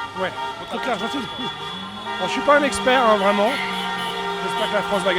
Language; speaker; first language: French; native; French